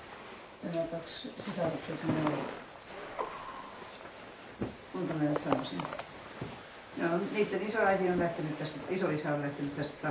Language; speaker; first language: Finnish; native; Finnish